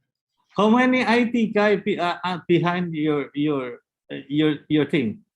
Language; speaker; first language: English; non-native, learner; Indonesian